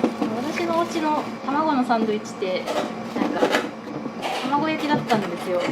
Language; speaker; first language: Japanese; native; Japanese